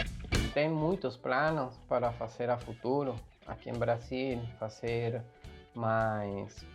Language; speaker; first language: Portuguese; non-native, learner; Spanish